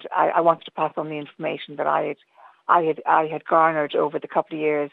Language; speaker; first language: English; native; English